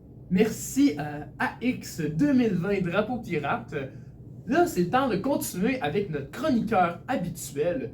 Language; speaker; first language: French; native; French